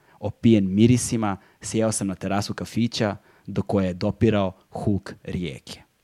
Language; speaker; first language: Serbian; native; Serbian